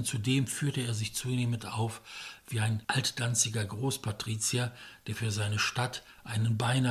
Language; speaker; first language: German; non-native, fluent; Polish